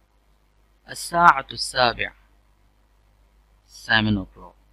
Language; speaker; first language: Arabic; non-native, fluent; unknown